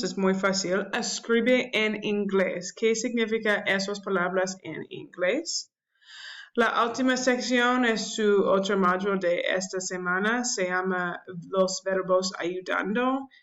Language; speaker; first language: Spanish; non-native, learner; English